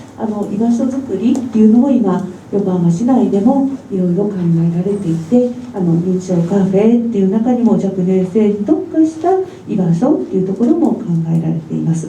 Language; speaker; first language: Japanese; native; Japanese